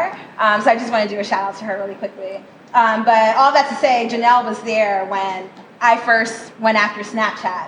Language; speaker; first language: English; native; English